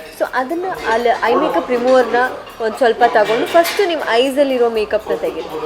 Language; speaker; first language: Kannada; non-native, local second language; Kodava